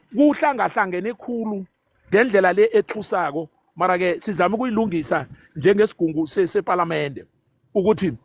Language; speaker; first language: Zulu; non-native, local second language; South Ndebele